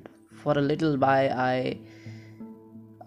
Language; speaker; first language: English; non-native, local second language; Hindi